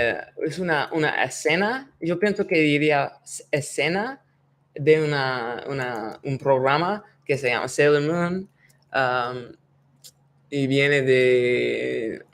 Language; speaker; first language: Spanish; non-native, learner; English